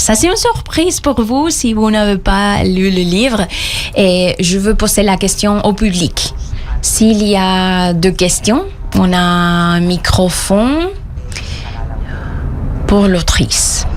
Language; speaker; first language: French; non-native, fluent; Spanish